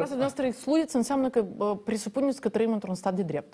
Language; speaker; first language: Romanian; native; Romanian